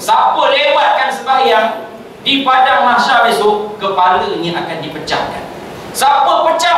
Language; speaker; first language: Malay; native; Malay